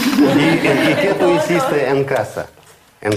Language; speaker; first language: Spanish; non-native, fluent; Russian